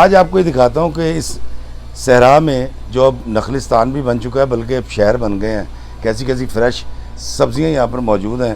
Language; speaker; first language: Hindi; non-native, local second language; Punjabi